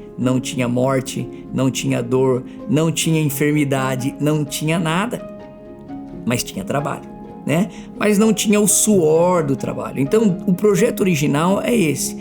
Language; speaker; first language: Portuguese; native; Portuguese